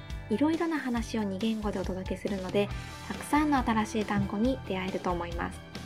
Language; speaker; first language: Japanese; native; Japanese